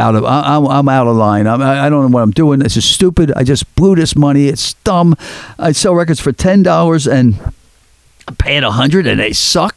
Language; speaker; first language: English; native; English